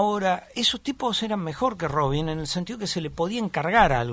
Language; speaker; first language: Spanish; native; Spanish